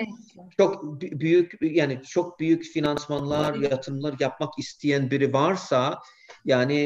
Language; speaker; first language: Turkish; non-native, fluent; English